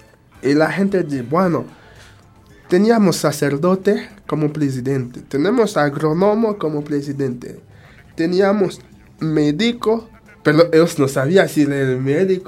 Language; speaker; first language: Spanish; non-native, fluent; Haitian Creole